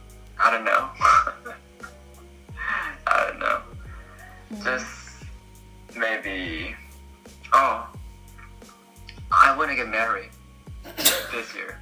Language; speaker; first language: English; non-native, learner; Korean